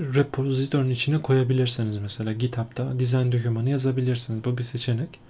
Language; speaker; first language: Turkish; native; Turkish